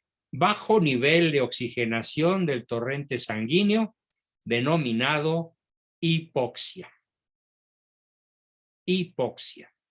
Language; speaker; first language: Spanish; native; Spanish